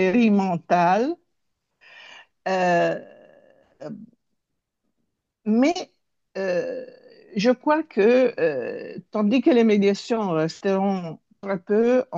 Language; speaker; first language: French; non-native, fluent; Italian